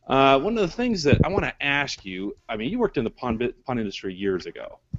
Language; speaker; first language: English; native; English